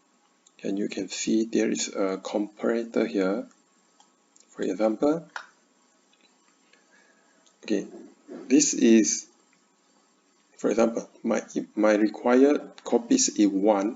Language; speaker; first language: English; non-native, learner; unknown